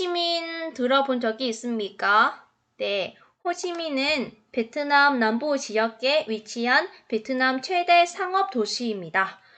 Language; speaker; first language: Korean; non-native, fluent; Vietnamese